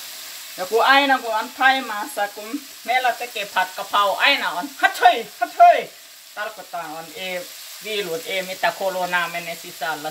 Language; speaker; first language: Finnish; non-native, learner; Thai